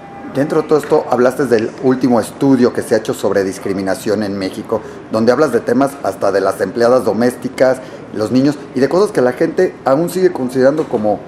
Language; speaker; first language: Spanish; native; Spanish